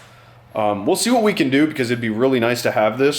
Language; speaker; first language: English; native; English